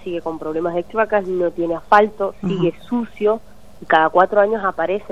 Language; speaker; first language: Spanish; native; Spanish